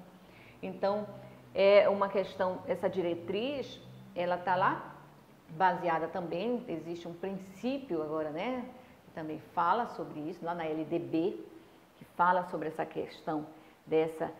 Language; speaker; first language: Portuguese; native; Portuguese